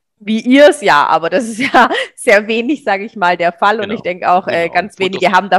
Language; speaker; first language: German; native; German